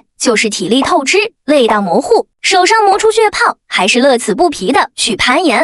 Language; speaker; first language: Chinese; native; Chinese